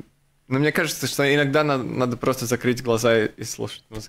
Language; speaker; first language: Russian; non-native, local second language; Latvian